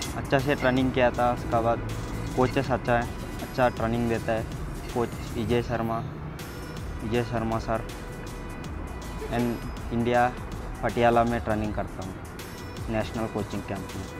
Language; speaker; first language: Hindi; non-native, local second language; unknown